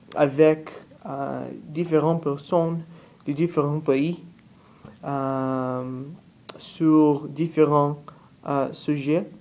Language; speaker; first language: French; non-native, learner; Portuguese